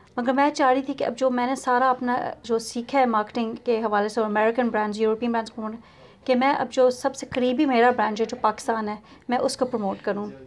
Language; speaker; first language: Urdu; native; Urdu